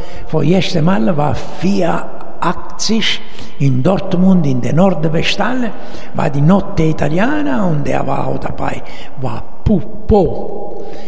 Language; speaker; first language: German; non-native, learner; Italian